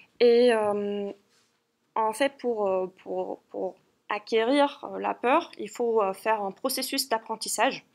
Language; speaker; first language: French; non-native, fluent; German